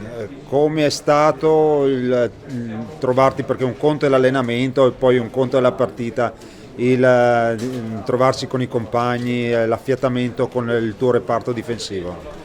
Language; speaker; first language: Italian; native; Italian